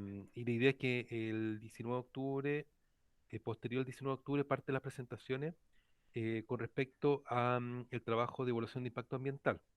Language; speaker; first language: Spanish; native; Spanish